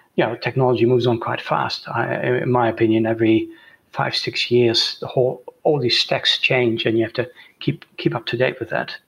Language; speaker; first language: English; non-native, fluent; Dutch